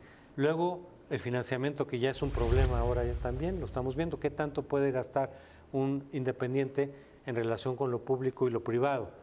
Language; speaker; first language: Spanish; native; Spanish